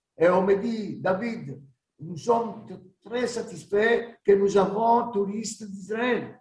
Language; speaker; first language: French; non-native, learner; Greek